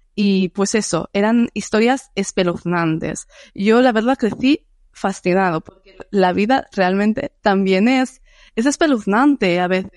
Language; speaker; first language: Spanish; non-native, fluent; Dutch